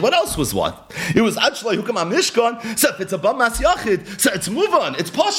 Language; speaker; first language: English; native; English